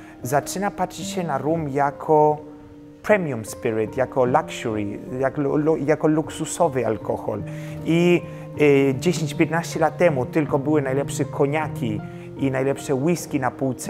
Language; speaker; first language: Polish; early bilingual, heritage; Polish